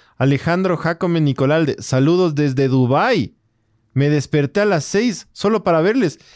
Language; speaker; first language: Spanish; native; Spanish